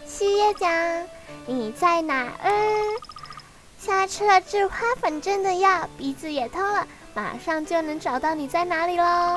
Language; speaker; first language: Chinese; native; Chinese